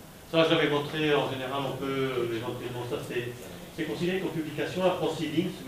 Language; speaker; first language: French; native; French